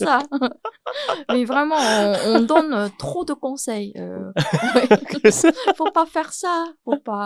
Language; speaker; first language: French; non-native, fluent; Chinese